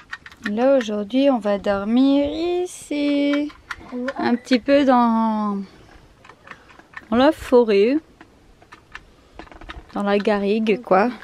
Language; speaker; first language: French; native; French